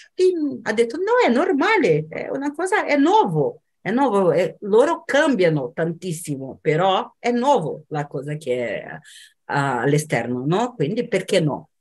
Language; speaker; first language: Italian; non-native, fluent; Portuguese